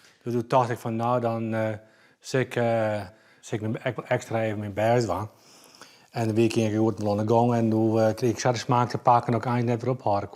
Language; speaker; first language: Dutch; non-native, local second language; Western Frisian